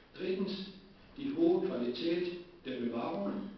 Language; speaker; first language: German; non-native, learner; Danish